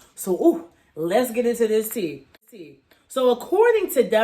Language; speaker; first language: English; native; English